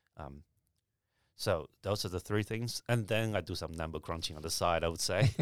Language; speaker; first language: English; early bilingual, other home language; Chinese